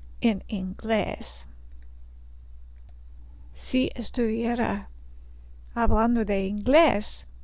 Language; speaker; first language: Spanish; non-native, learner; English